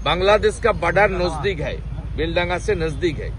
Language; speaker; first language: Hindi; non-native, local second language; Bangla